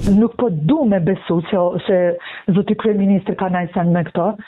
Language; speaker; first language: Albanian; non-native, local second language; Bosnian